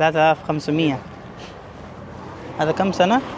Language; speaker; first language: Arabic; non-native, learner; Urdu